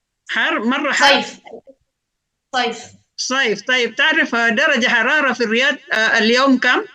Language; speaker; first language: Arabic; non-native, fluent; Indonesian